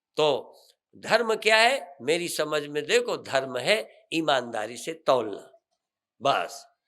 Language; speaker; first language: Hindi; native; Hindi